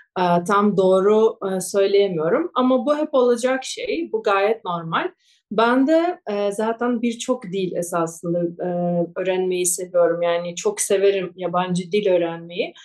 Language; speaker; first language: Turkish; non-native, fluent; Russian